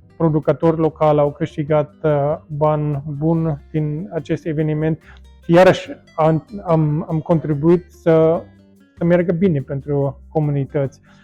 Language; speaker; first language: Romanian; non-native, fluent; German